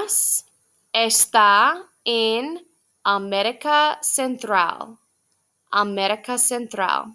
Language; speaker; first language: Spanish; non-native, fluent; English